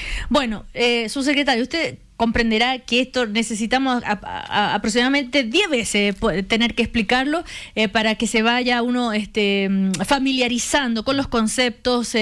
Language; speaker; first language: Spanish; native; Spanish